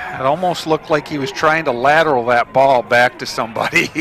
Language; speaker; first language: English; native; English